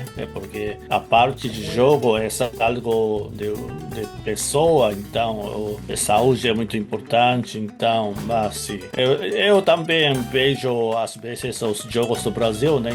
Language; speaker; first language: Portuguese; non-native, fluent; Japanese